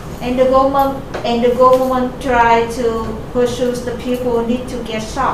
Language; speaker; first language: English; non-native, fluent; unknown